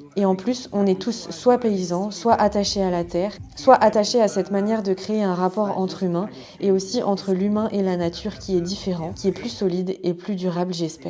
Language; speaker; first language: French; non-native, fluent; Arabic